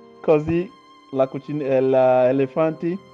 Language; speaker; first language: Italian; non-native, learner; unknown